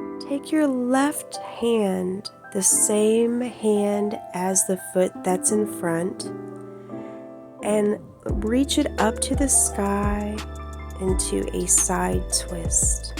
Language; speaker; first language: English; native; English